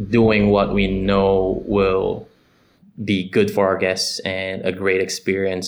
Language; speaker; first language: English; non-native, local second language; Filipino